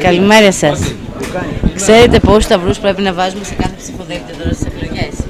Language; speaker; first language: Greek; native; Greek